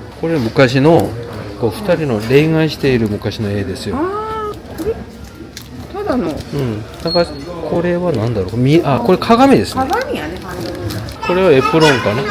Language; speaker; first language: Japanese; non-native, learner; Korean